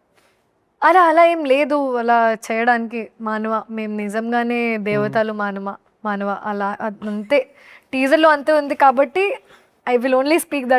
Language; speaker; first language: Telugu; non-native, learner; Hindi